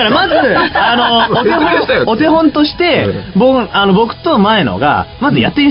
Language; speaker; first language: Japanese; native; Japanese